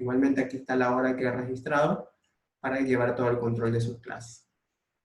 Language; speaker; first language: Spanish; native; Spanish